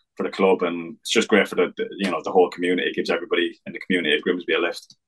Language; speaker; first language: English; native; English